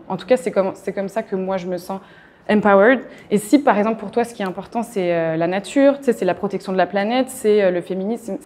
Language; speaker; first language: French; native; French